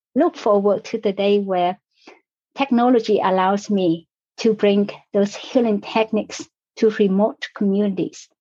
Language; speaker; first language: English; non-native, fluent; Vietnamese